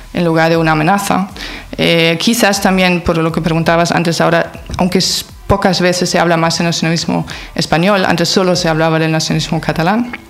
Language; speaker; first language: Spanish; non-native, fluent; German